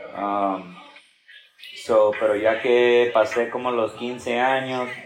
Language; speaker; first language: Spanish; early bilingual, heritage; Spanish